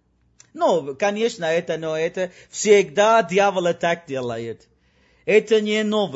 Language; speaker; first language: Russian; non-native, learner; Spanish